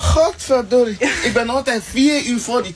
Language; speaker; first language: Dutch; non-native, learner; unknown